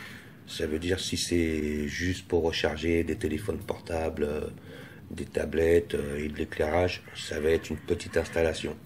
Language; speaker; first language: French; native; French